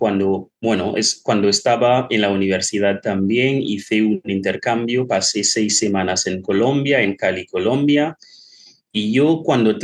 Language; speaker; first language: Spanish; non-native, fluent; English